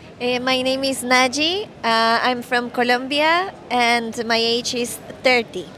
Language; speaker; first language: English; non-native, fluent; Spanish